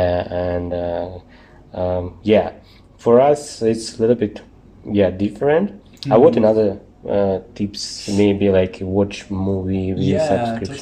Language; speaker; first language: English; non-native, learner; Russian